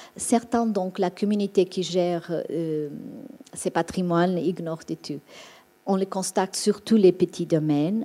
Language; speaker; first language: French; non-native, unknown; Portuguese